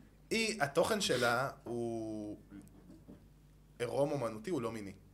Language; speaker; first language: Hebrew; native; Hebrew